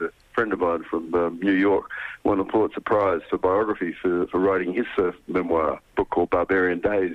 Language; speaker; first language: English; native; English